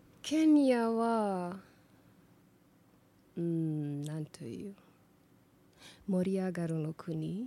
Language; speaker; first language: Japanese; non-native, learner; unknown